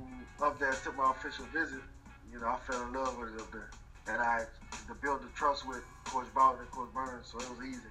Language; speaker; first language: English; native; English